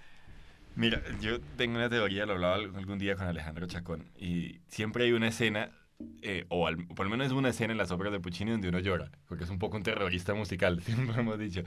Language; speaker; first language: Spanish; native; Spanish